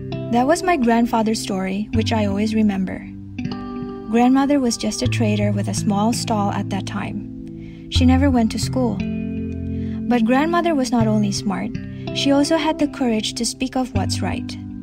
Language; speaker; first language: English; non-native, fluent; Indonesian